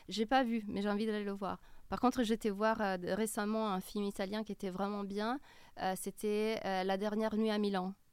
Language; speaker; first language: French; non-native, fluent; Italian